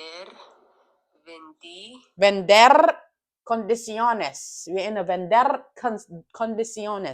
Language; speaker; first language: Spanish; non-native, learner; English